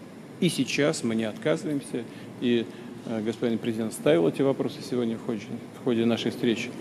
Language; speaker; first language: Russian; native; Russian